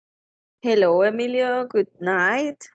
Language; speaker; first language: English; non-native, fluent; Spanish